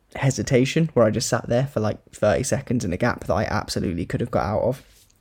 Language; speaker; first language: English; native; English